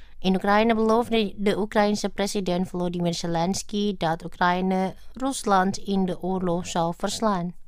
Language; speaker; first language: Dutch; non-native, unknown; Indonesian